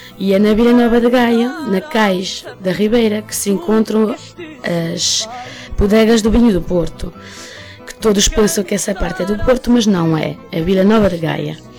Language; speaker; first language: Portuguese; early bilingual, heritage; Portuguese